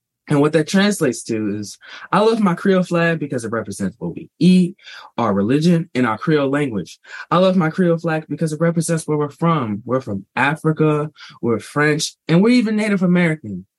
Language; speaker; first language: English; native; English